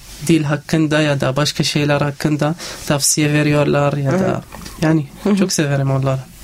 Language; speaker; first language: Turkish; non-native, learner; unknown